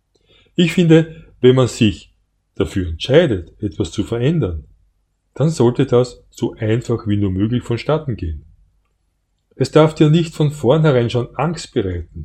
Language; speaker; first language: German; native; German